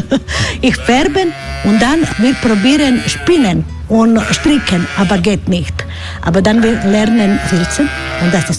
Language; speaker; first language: German; non-native, learner; Croatian